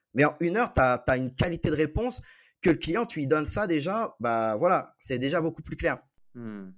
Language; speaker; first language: French; native; French